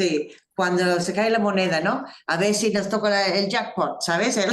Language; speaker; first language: Spanish; non-native, fluent; English